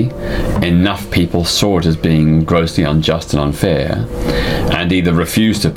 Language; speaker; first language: English; native; English